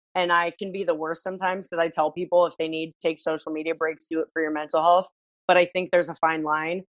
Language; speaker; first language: English; native; English